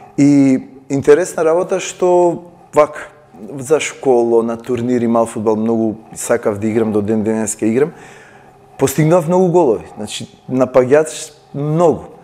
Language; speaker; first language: Macedonian; native; Macedonian